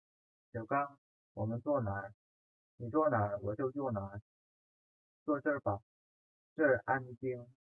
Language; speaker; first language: Chinese; non-native, fluent; Indonesian